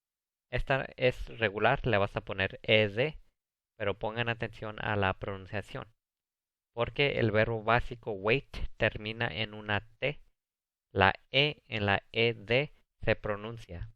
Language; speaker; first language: Spanish; early bilingual, heritage; Spanish